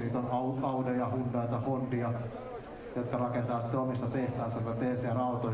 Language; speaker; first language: Finnish; native; Finnish